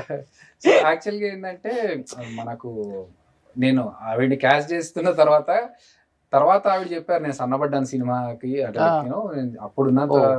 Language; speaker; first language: Telugu; native; Telugu